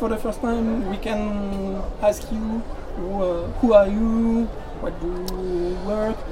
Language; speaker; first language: English; non-native, learner; French